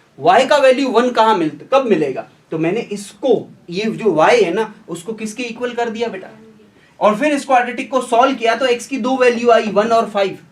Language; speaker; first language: Hindi; native; Hindi